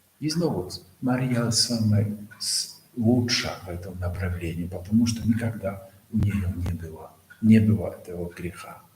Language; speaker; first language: Russian; non-native, fluent; Polish